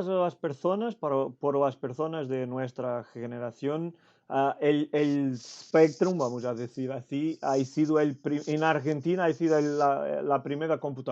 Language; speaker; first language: Spanish; non-native, fluent; Portuguese